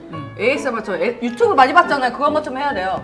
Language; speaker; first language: Korean; native; Korean